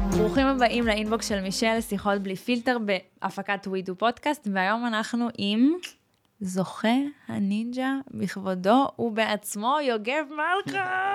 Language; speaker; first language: Hebrew; early bilingual, other home language; Russian